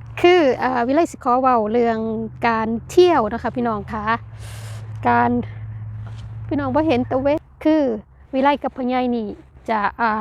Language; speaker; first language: Thai; non-native, local second language; Lao